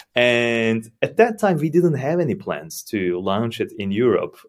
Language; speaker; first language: English; non-native, fluent; Turkish